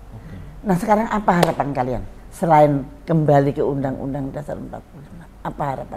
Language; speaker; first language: Indonesian; native; Indonesian